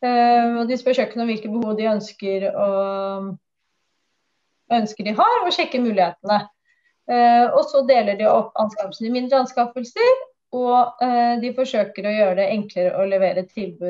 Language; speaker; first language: Norwegian; native; Norwegian